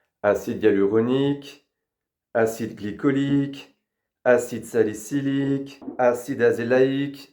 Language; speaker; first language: French; native; French